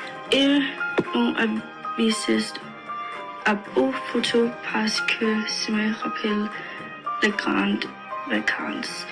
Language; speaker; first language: French; non-native, learner; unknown